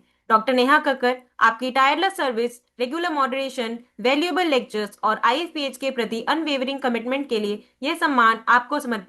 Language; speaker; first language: Hindi; native; Hindi